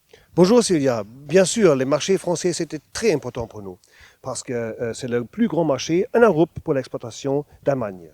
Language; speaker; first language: French; non-native, learner; German